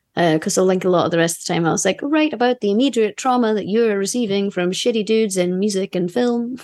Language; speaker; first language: English; native; English